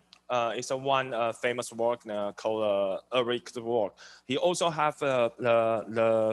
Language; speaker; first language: English; non-native, learner; Chinese